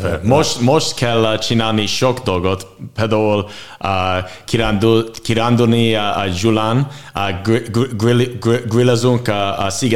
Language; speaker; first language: Hungarian; non-native, learner; English